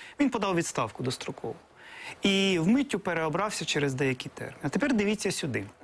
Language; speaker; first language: Ukrainian; native; Ukrainian